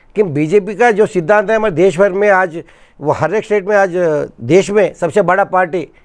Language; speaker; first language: Hindi; non-native, local second language; Kannada